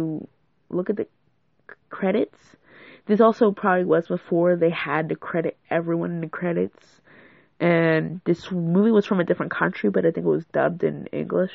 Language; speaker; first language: English; native; English